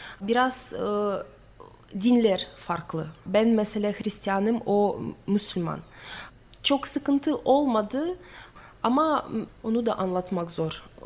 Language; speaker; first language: Turkish; non-native, learner; Russian